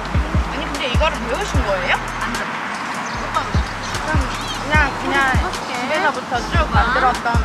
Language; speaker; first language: Korean; non-native, fluent; Persian